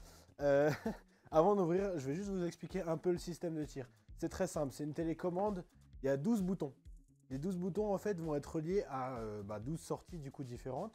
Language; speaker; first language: French; native; French